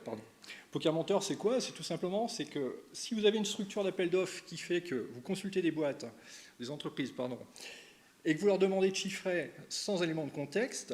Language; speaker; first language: French; native; French